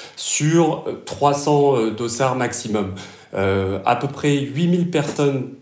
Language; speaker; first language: French; native; French